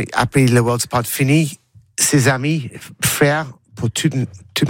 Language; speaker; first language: French; non-native, learner; English